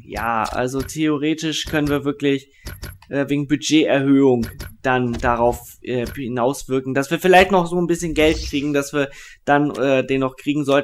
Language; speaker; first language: German; native; German